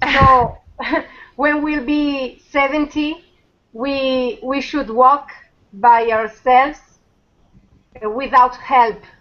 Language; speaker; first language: English; non-native, learner; Italian